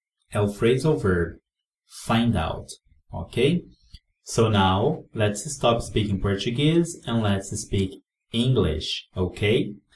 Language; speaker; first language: English; non-native, fluent; Portuguese